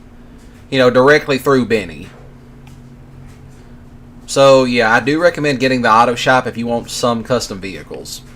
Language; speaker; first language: English; native; English